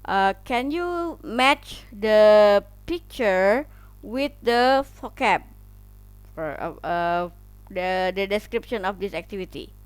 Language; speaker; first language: English; non-native, fluent; Indonesian